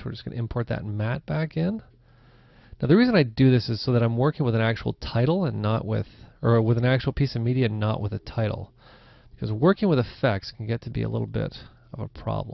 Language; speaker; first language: English; native; English